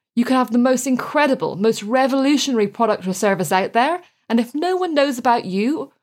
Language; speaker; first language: English; native; English